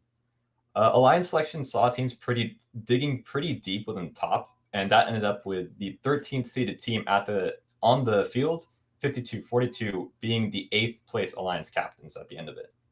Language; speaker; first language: English; native; English